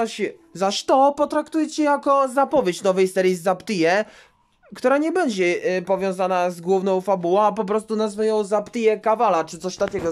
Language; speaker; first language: Polish; native; Polish